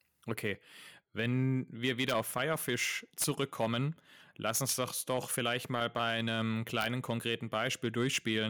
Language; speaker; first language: German; native; German